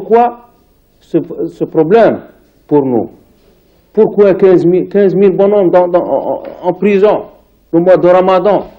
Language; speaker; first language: French; non-native, learner; Arabic